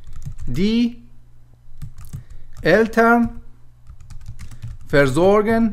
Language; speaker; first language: German; non-native, fluent; Persian